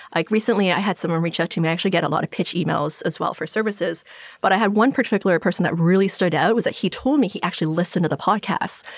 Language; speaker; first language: English; non-native, local second language; Cantonese